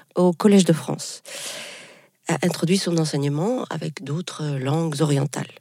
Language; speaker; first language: French; non-native, local second language; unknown